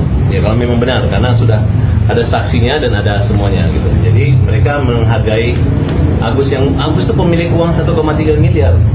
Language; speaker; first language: Indonesian; native; Indonesian